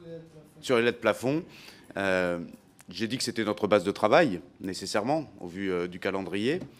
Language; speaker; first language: French; native; French